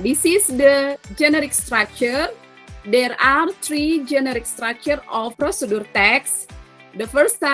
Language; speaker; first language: English; non-native, learner; Indonesian